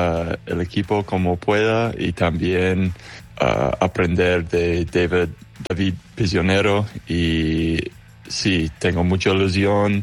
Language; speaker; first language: Spanish; non-native, fluent; English